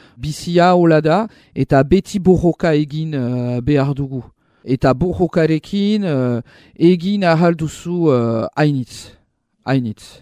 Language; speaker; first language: Basque; non-native, local second language; French